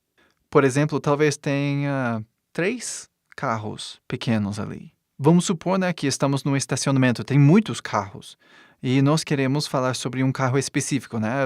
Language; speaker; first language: Portuguese; non-native, fluent; English